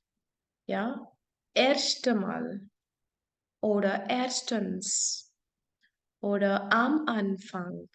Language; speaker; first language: German; non-native, fluent; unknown